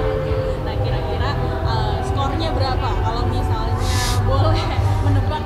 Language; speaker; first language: Indonesian; native; Indonesian